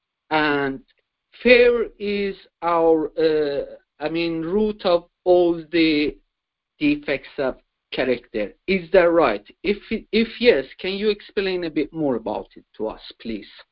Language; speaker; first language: English; non-native, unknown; Persian